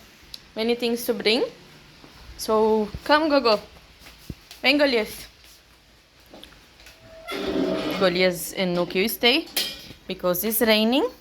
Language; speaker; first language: English; non-native, learner; Portuguese